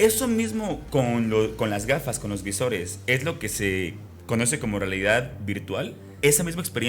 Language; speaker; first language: Spanish; native; Spanish